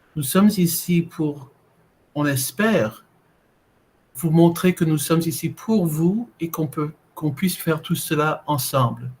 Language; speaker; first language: French; non-native, fluent; English